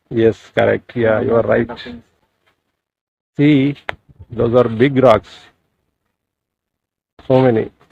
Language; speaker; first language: English; non-native, learner; Telugu